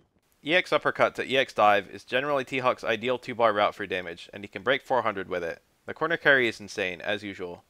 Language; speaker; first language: English; native; English